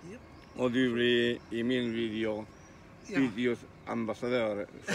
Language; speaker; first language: Swedish; non-native, learner; Spanish